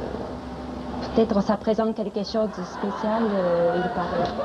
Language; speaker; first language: French; non-native, fluent; Japanese